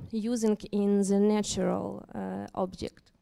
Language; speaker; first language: English; non-native, learner; Ukrainian